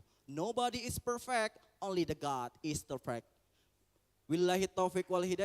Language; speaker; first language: English; non-native, learner; Indonesian